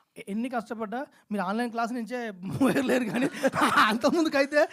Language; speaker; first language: Telugu; native; Telugu